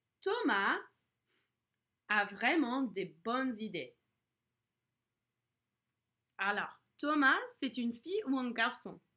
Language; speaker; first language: French; non-native, fluent; English